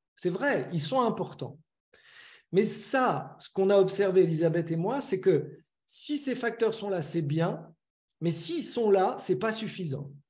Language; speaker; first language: French; native; French